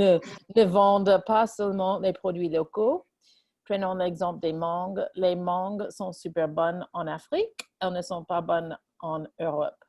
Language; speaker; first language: French; non-native, fluent; English